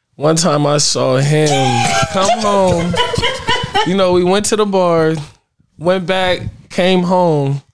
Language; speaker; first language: English; native; English